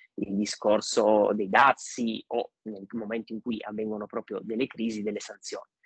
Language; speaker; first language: Italian; native; Italian